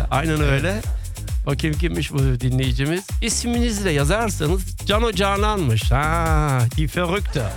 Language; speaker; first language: Turkish; early bilingual, heritage; Turkish